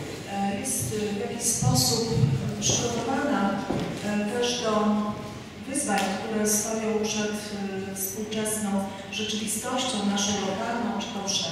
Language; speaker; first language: Polish; native; Polish